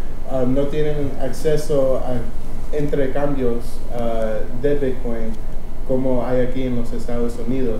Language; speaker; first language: Spanish; early bilingual, heritage; Spanish